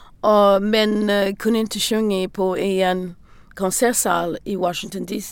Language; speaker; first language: Swedish; non-native, learner; English